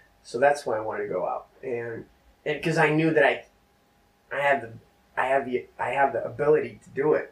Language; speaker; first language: English; non-native, fluent; Czech